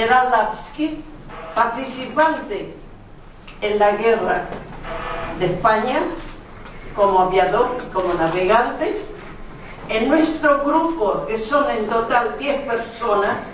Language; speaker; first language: Spanish; non-native, fluent; Russian